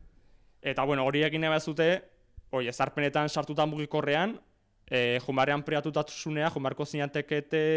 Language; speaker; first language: Basque; native; Basque